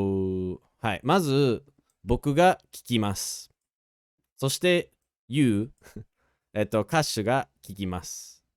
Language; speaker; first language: Japanese; non-native, fluent; English